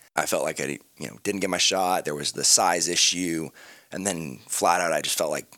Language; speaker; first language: English; native; English